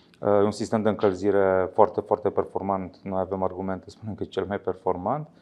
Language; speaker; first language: Romanian; native; Romanian